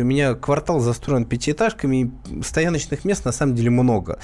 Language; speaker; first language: Russian; native; Russian